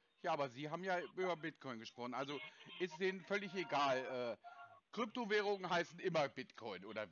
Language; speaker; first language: German; native; German